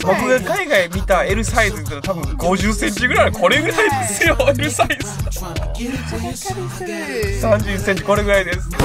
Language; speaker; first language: Japanese; native; Japanese